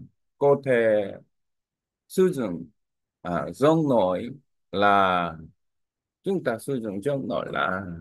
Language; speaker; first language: Vietnamese; non-native, learner; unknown